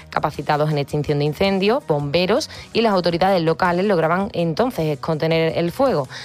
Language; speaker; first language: Spanish; native; Spanish